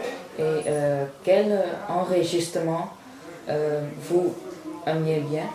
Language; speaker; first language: French; non-native, learner; Dutch